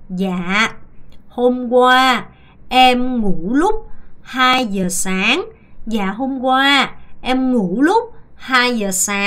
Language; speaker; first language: Vietnamese; non-native, fluent; Korean